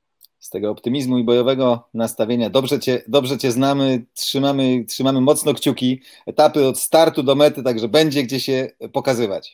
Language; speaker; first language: Polish; native; Polish